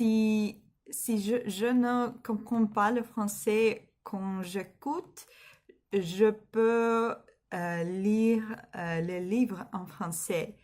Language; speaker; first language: French; non-native, learner; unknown